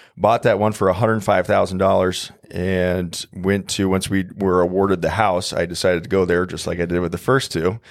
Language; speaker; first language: English; native; English